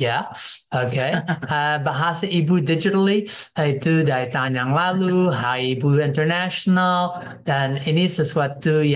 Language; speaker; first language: Indonesian; non-native, fluent; English